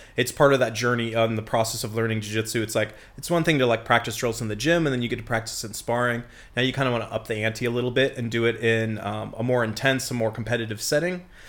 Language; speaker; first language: English; native; English